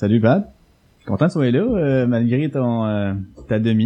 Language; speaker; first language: French; native; French